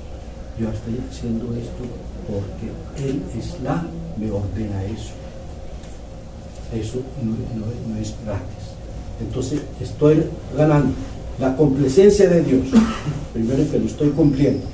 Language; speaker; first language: Spanish; non-native, fluent; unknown